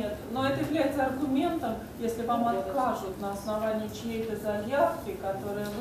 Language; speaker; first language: Russian; native; Russian